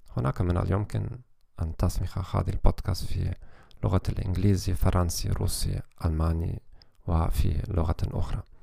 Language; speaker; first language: Arabic; non-native, learner; German